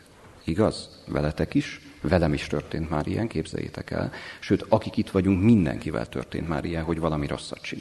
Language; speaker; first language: Hungarian; native; Hungarian